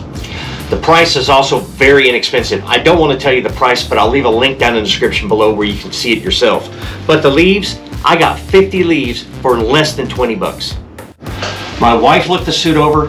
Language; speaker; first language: English; native; English